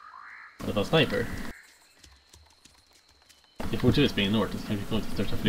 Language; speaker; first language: Swedish; native; Swedish